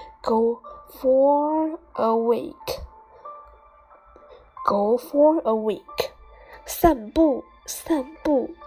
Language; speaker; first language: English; non-native, fluent; Chinese